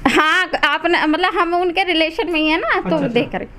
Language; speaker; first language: Hindi; native; Hindi